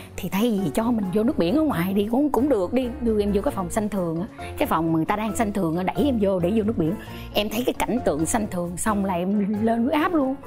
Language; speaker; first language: Vietnamese; non-native, local second language; Khmer